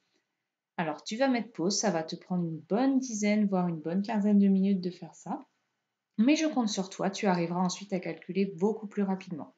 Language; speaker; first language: French; native; French